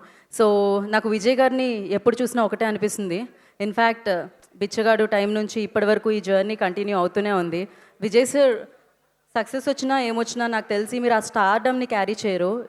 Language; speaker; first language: Telugu; native; Telugu